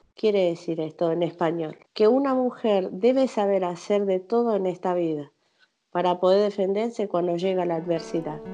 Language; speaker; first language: Spanish; native; Spanish